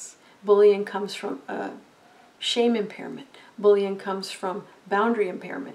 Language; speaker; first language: English; native; English